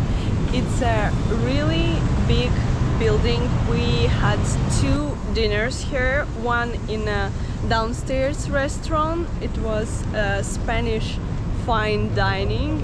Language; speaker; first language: English; non-native, fluent; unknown